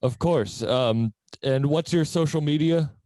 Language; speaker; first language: English; native; English